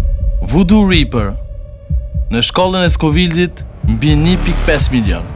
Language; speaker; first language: Albanian; native; Albanian